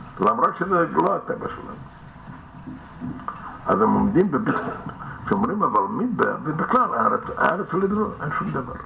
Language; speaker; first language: Hebrew; non-native, fluent; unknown